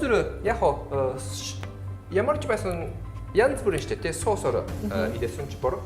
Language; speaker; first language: Mongolian; non-native, learner; Japanese